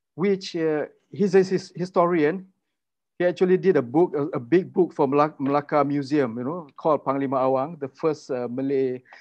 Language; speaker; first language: English; non-native, local second language; Malay